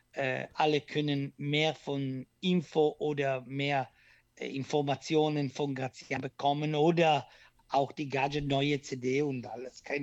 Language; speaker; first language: German; non-native, learner; Italian